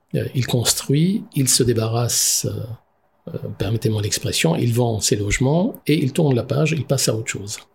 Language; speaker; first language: French; non-native, local second language; Arabic